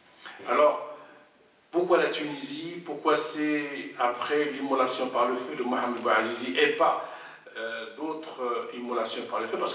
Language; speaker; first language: French; non-native, local second language; Arabic